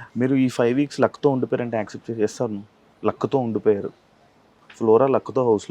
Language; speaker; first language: Telugu; native; Telugu